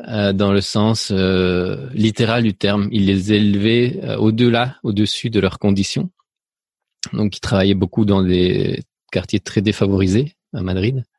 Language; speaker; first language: French; early bilingual, other home language; Spanish